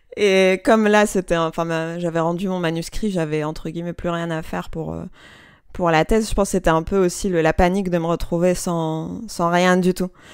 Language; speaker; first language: French; non-native, local second language; Kabyle